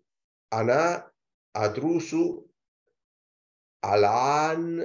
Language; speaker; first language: Arabic; non-native, learner; Italian